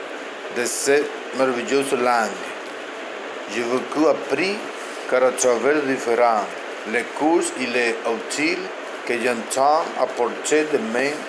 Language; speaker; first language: French; non-native, learner; Spanish